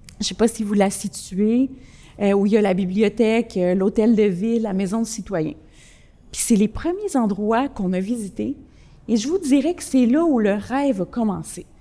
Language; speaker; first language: French; early bilingual, other home language; Spanish